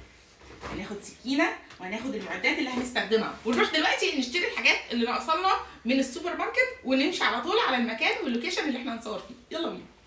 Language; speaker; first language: Arabic; native; Arabic